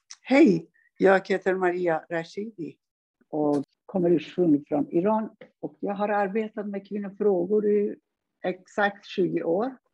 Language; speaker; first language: Swedish; non-native, fluent; Persian